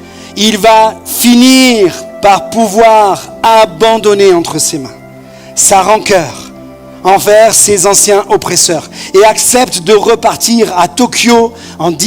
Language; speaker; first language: French; native; French